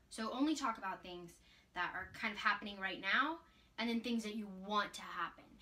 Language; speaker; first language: English; native; English